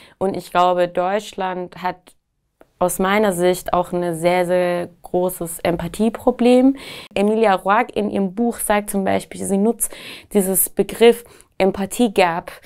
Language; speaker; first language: German; non-native, fluent; Persian